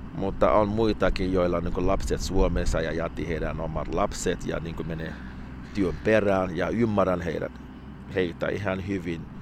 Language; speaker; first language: Finnish; non-native, fluent; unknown